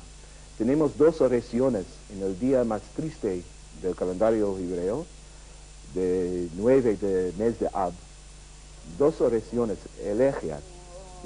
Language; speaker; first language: Spanish; early bilingual, heritage; Ladino